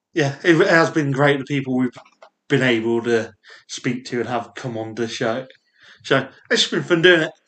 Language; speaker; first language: English; native; English